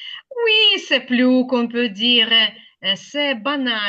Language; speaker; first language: French; non-native, fluent; Ukrainian